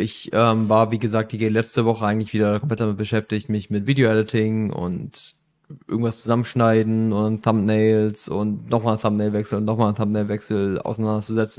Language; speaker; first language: German; native; German